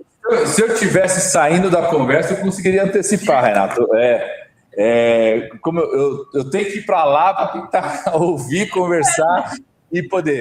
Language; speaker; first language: Portuguese; native; Portuguese